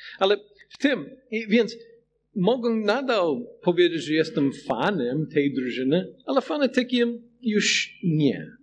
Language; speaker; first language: Polish; non-native, fluent; English